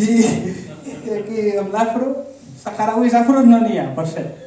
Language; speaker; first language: Catalan; early bilingual, other home language; Arabic